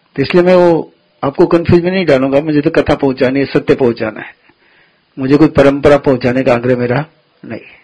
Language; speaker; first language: Hindi; non-native, local second language; Gujarati